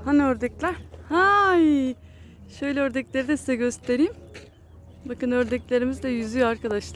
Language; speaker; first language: Turkish; native; Turkish